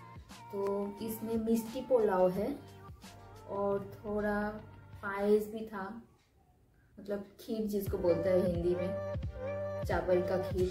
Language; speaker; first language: Hindi; non-native, local second language; Bangla